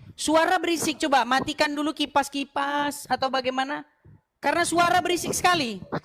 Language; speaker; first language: Indonesian; native; Indonesian